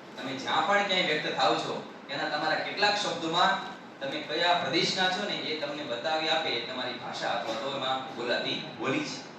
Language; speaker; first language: Gujarati; native; Gujarati